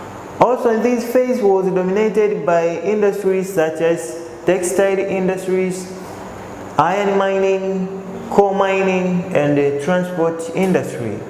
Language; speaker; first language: English; non-native, local second language; Swahili